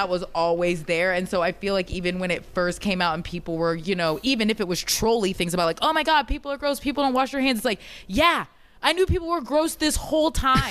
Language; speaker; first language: English; native; English